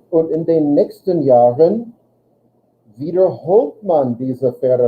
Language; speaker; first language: German; non-native, fluent; English